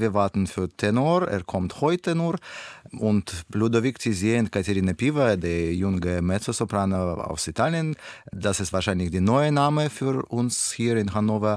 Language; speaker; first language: German; non-native, learner; Russian